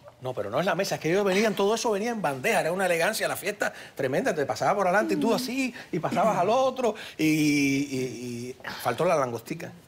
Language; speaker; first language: Spanish; native; Spanish